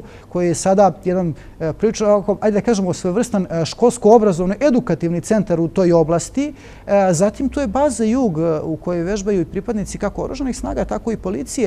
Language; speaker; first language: Bosnian; native; Bosnian